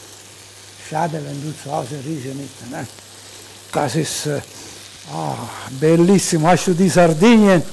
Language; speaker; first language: German; non-native, learner; Italian